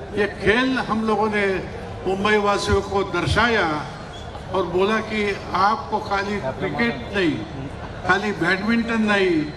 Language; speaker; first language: Hindi; non-native, local second language; Marathi